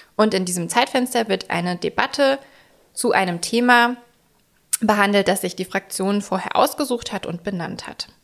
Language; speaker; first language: German; native; German